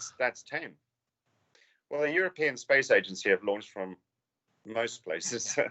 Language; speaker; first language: English; native; English